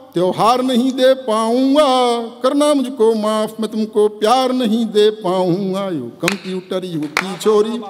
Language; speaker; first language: Hindi; native; Hindi